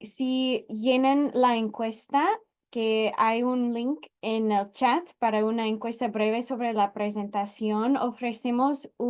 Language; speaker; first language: Spanish; non-native, fluent; English